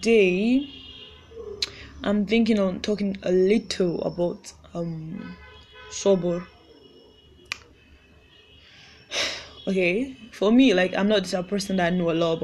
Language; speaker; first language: English; non-native, local second language; Yoruba